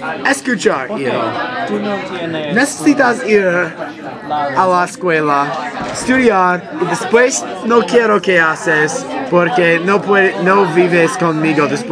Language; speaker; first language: Spanish; non-native, learner; English